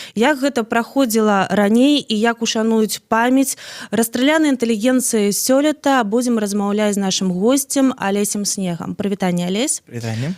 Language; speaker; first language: Belarusian; native; Belarusian